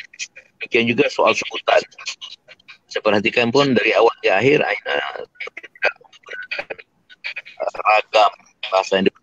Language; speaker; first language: Malay; native; Malay